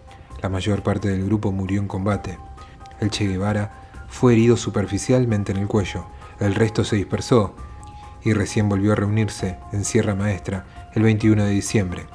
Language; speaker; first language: Spanish; native; Spanish